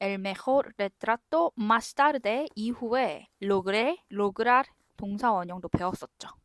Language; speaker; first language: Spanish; non-native, fluent; Korean